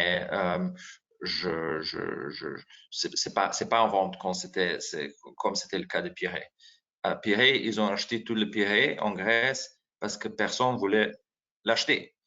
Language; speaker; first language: French; non-native, fluent; Slovenian